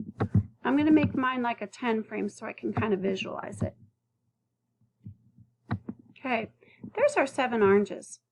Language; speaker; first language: English; native; English